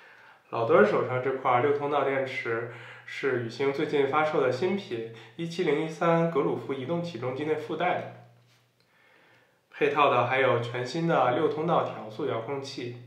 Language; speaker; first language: Chinese; native; Chinese